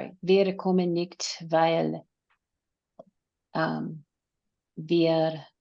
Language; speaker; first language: German; non-native, learner; English